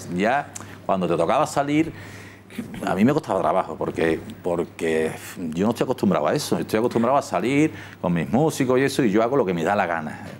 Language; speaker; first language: Spanish; native; Spanish